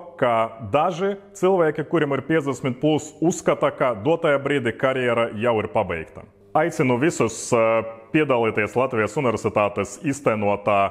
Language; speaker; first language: Latvian; non-native, local second language; Russian